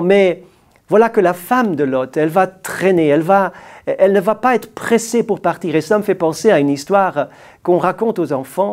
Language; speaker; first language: French; native; French